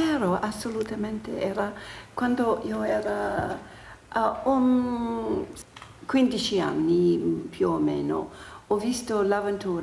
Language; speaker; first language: Italian; non-native, learner; English